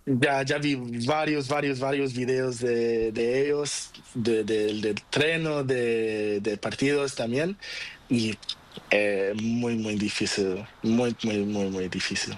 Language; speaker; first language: Spanish; non-native, learner; Portuguese